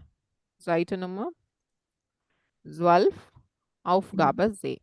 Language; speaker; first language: German; non-native, fluent; Tamil